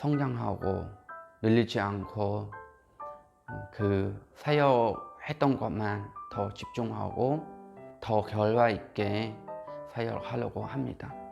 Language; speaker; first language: Korean; non-native, fluent; Khmer